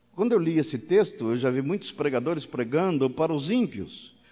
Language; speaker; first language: Portuguese; native; Portuguese